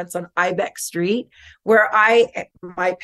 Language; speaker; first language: English; native; English